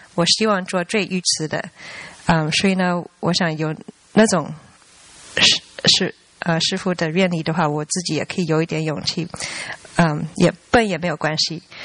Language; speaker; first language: Chinese; early bilingual, heritage; Chinese